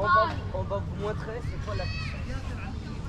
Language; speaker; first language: French; native; French